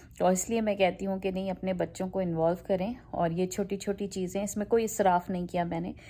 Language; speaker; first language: Urdu; native; Urdu